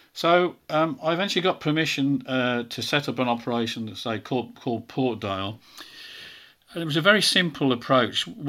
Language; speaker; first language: English; native; English